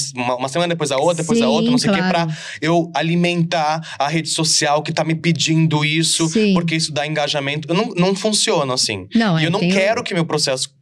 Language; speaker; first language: Portuguese; native; Portuguese